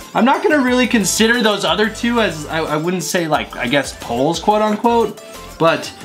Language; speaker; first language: English; native; English